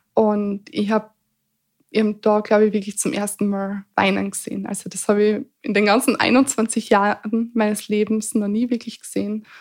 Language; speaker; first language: German; native; German